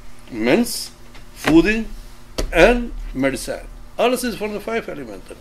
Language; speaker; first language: Dutch; non-native, fluent; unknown